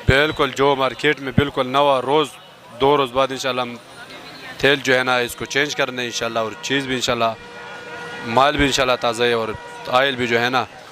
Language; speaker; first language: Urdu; non-native, local second language; Pashto